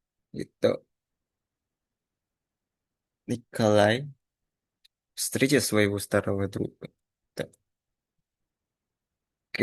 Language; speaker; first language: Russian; non-native, learner; Indonesian